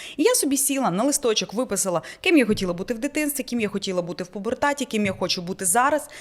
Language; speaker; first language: Ukrainian; non-native, local second language; Russian